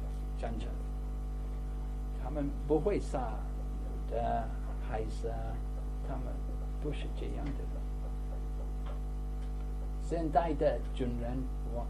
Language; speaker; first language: Chinese; non-native, fluent; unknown